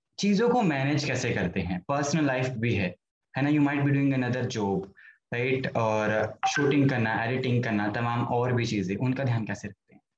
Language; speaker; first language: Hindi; native; Hindi